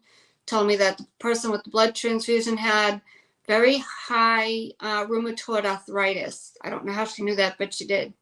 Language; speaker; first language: English; native; English